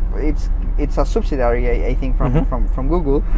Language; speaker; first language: English; non-native, fluent; Spanish